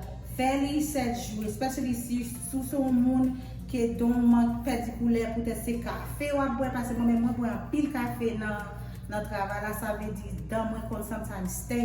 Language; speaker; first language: French; non-native, learner; Haitian Creole